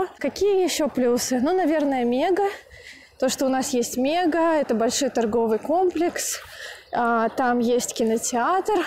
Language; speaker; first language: Russian; native; Russian